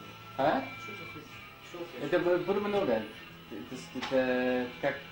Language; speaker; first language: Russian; non-native, learner; English